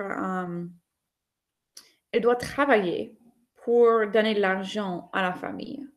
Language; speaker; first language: French; non-native, fluent; English